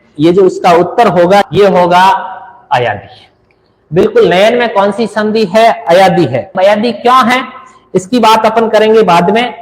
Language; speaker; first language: Hindi; native; Hindi